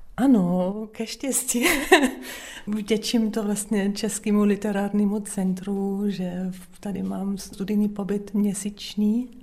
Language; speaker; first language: Czech; non-native, fluent; German